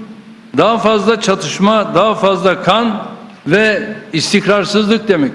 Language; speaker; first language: Turkish; native; Turkish